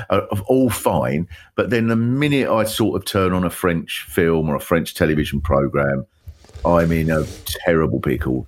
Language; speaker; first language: English; native; English